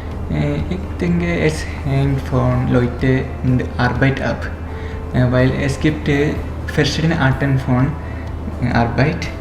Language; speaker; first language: German; non-native, learner; Malayalam